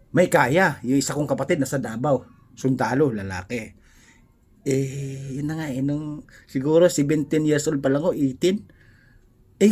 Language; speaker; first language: Filipino; non-native, local second language; Cebuano